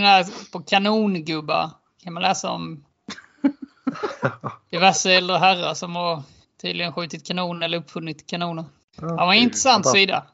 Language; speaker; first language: Swedish; native; Swedish